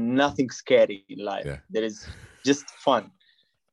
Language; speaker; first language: English; non-native, fluent; Arabic